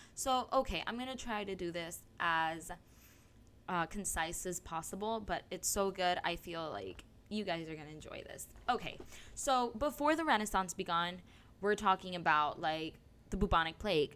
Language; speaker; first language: English; non-native, local second language; Spanish